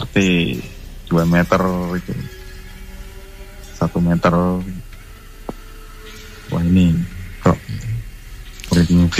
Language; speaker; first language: Indonesian; non-native, local second language; Javanese